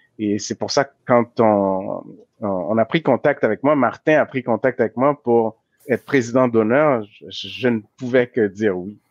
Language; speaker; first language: French; early bilingual, other home language; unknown